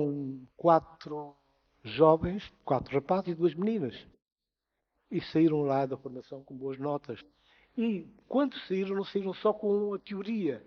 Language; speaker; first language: Portuguese; non-native, local second language; Upper Guinea Crioulo